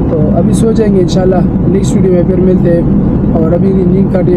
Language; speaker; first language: Hindi; non-native, local second language; Pashto